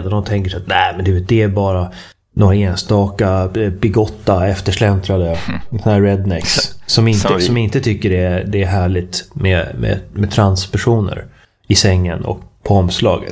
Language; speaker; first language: Swedish; native; Swedish